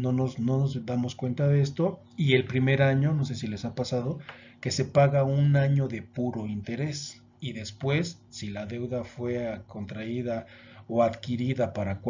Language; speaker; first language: Spanish; native; Spanish